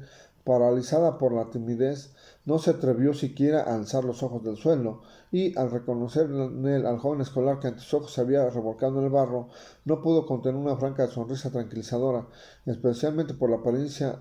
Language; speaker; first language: Spanish; native; Spanish